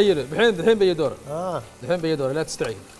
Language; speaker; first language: Arabic; native; Arabic